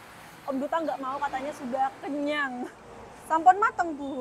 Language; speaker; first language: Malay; non-native, local second language; Javanese